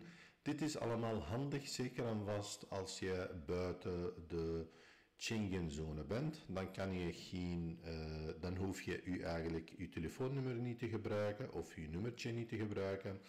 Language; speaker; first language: Dutch; non-native, fluent; Arabic